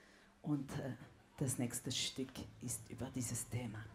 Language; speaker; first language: German; non-native, local second language; French